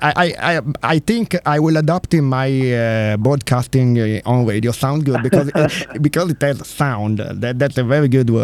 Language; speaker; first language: English; non-native, learner; Italian